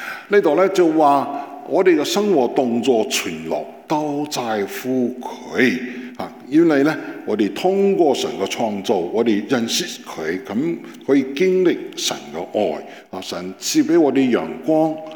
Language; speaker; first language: Cantonese; non-native, fluent; Chinese